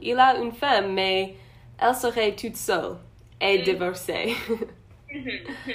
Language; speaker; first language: French; non-native, learner; English